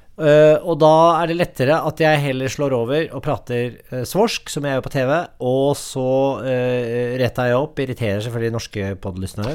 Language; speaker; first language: Norwegian; native; Norwegian